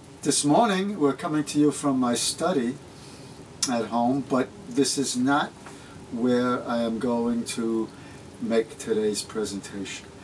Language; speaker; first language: English; native; English